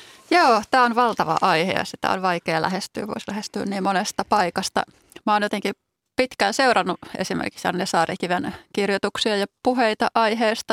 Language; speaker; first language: Finnish; native; Finnish